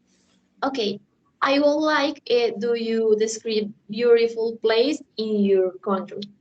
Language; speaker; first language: English; non-native, learner; Spanish